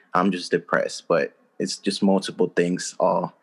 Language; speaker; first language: English; early bilingual, other home language; Spanish